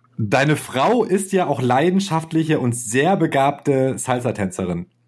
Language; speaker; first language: German; native; German